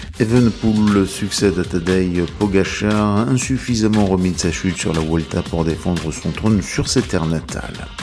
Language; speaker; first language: French; native; French